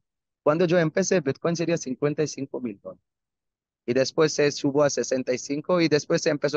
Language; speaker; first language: Spanish; non-native, learner; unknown